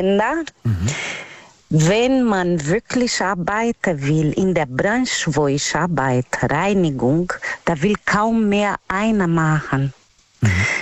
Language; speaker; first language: German; non-native, learner; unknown